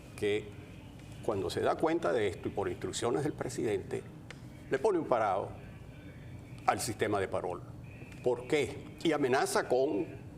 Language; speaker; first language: Spanish; native; Spanish